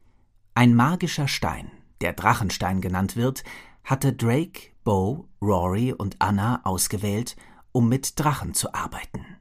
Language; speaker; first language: German; native; German